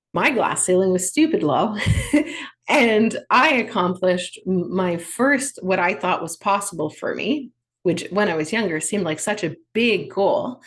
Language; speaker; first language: English; native; English